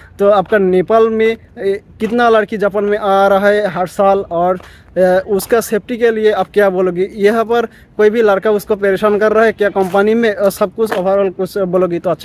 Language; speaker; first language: Hindi; non-native, fluent; Bangla